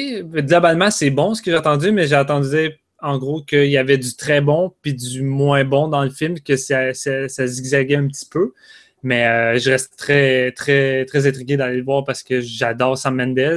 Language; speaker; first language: French; native; French